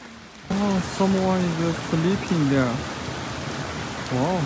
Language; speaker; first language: English; non-native, learner; Chinese